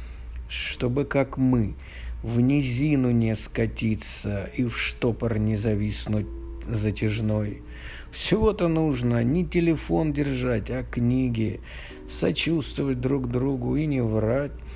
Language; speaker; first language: Russian; native; Russian